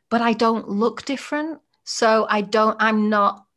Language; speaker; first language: English; native; English